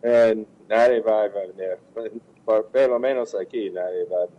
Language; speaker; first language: Portuguese; non-native, learner; English